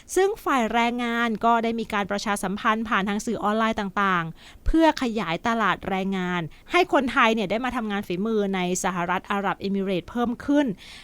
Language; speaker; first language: Thai; native; Thai